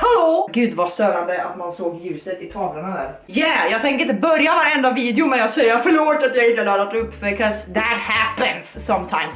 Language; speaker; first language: Swedish; native; Swedish